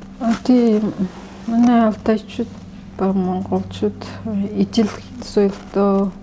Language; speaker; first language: Mongolian; non-native, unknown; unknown